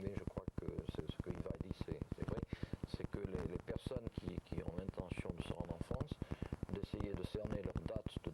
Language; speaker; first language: French; native; French